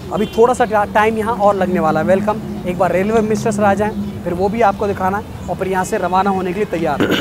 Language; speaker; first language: Hindi; native; Hindi